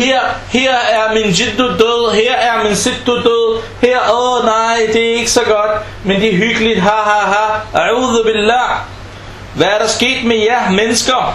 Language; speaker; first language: Danish; non-native, fluent; Arabic